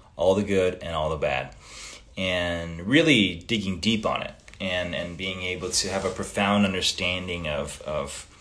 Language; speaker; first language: English; early bilingual, other home language; Italian